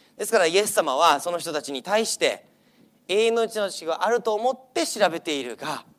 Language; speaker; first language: Japanese; non-native, fluent; English